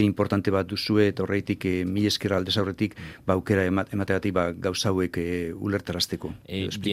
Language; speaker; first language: Basque; native; Basque